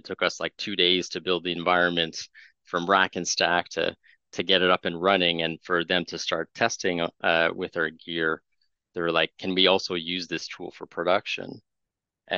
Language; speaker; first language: English; non-native, fluent; French